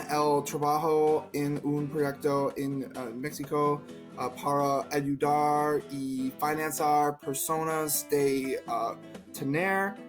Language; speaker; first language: Spanish; non-native, learner; English